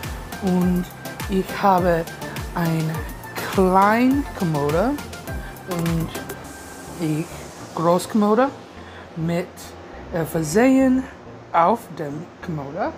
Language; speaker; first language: German; non-native, learner; English